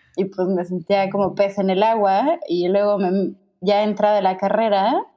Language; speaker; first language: Spanish; native; Spanish